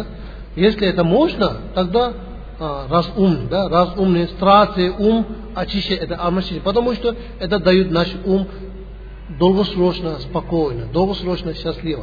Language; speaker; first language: Russian; non-native, learner; Tibetan